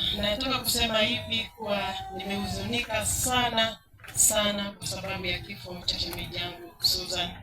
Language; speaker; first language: Swahili; non-native, local second language; Luyia